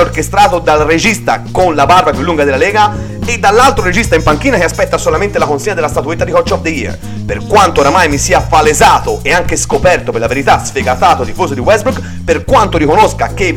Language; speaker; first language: Italian; native; Italian